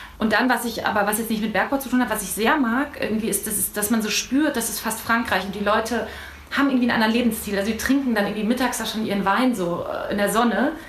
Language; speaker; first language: German; native; German